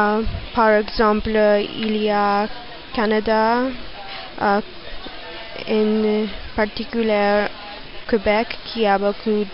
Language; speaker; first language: French; non-native, learner; English